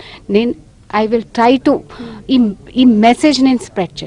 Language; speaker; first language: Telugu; non-native, local second language; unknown